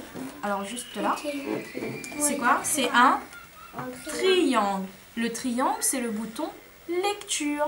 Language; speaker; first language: French; native; French